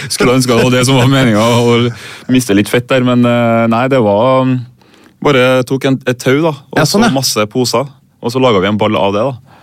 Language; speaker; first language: Norwegian; early bilingual, other home language; Swahili